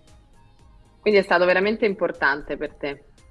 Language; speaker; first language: Italian; native; Italian